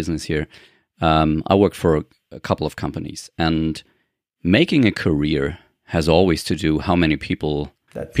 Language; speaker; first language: English; non-native, fluent; German